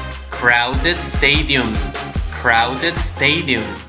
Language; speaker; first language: English; non-native, fluent; Spanish